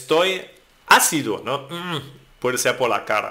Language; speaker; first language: Spanish; non-native, fluent; German